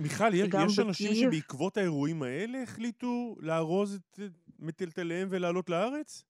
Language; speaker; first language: Hebrew; native; Hebrew